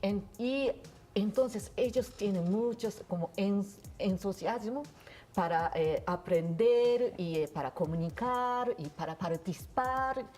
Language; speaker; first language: Spanish; non-native, learner; Japanese